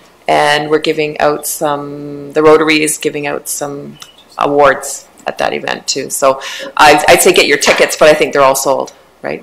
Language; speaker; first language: English; native; English